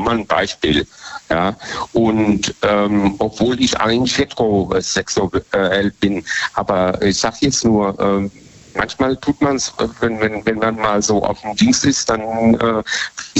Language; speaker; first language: German; native; German